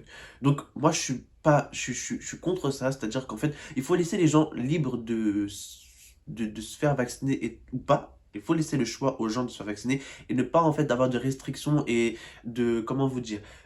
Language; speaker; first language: French; native; French